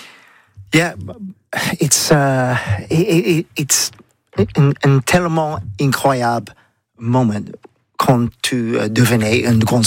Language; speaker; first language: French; non-native, learner; English